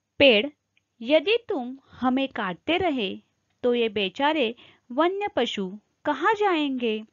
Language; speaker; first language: Hindi; non-native, local second language; Marathi